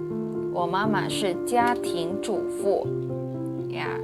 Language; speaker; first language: Chinese; non-native, fluent; Indonesian